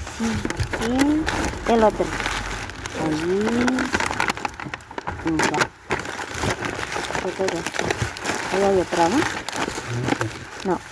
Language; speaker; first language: Spanish; non-native, learner; Filipino